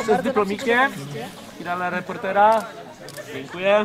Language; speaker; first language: Polish; native; Polish